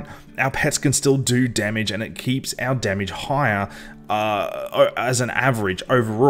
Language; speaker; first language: English; native; English